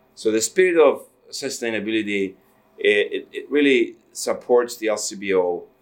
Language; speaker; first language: English; non-native, fluent; Greek